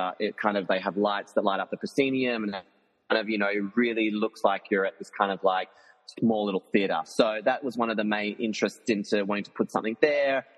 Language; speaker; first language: English; native; English